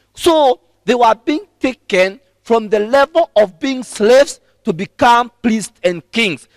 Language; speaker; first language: English; non-native, local second language; Swahili